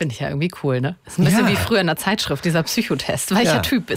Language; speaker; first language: German; native; German